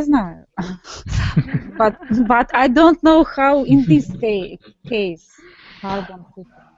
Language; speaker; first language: English; non-native, learner; Russian